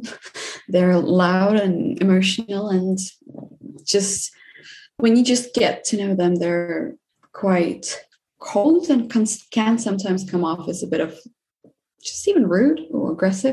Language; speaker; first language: English; non-native, fluent; Czech